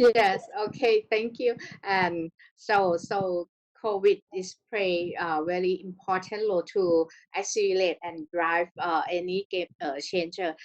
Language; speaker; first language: English; non-native, learner; Thai